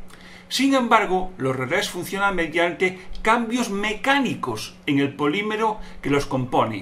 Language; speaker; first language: Spanish; native; Spanish